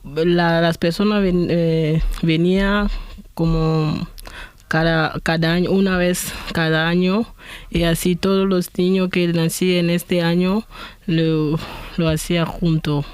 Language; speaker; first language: Spanish; non-native, fluent; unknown